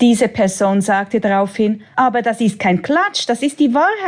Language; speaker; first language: German; native; German